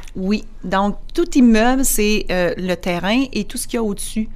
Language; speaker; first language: French; native; French